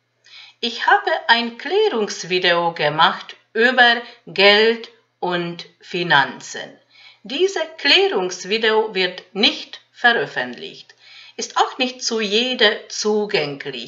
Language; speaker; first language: German; non-native, fluent; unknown